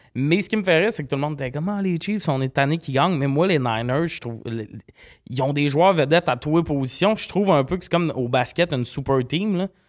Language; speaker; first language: French; native; French